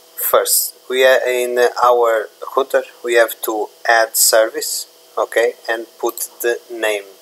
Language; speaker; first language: English; non-native, learner; Portuguese